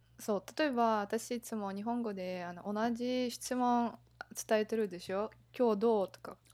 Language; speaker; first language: Japanese; non-native, learner; Russian